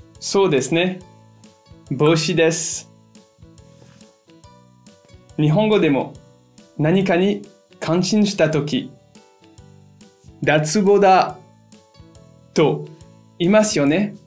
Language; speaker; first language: Japanese; non-native, fluent; French